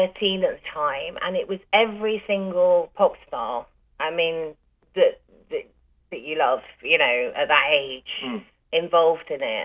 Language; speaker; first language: English; native; English